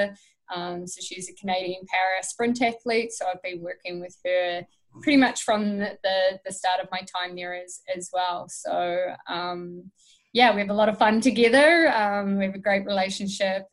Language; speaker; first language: English; native; English